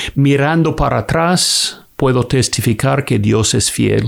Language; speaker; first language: Spanish; non-native, fluent; English